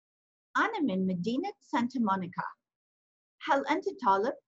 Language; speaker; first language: Arabic; non-native, fluent; English